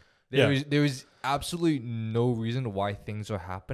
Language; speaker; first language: English; native; English